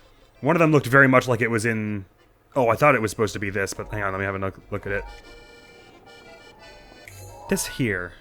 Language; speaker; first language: English; native; English